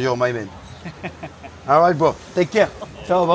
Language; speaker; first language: English; non-native, learner; French